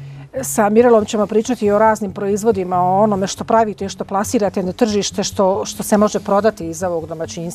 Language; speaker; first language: Croatian; native; Croatian